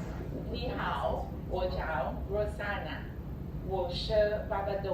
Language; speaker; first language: Chinese; non-native, learner; English